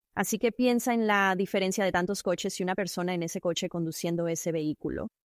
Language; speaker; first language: Spanish; non-native, fluent; Chinese